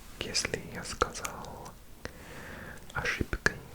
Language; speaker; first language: Russian; non-native, learner; English